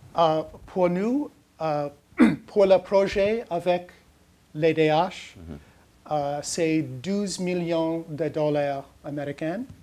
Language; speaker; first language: French; non-native, learner; English